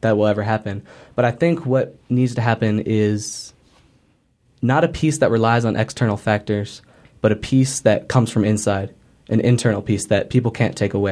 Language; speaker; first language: English; native; English